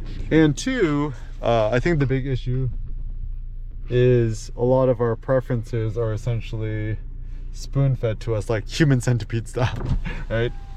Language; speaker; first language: English; early bilingual, other home language; Korean